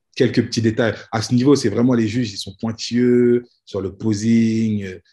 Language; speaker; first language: French; native; French